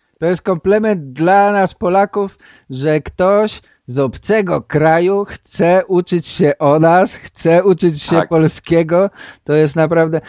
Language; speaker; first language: Polish; native; Polish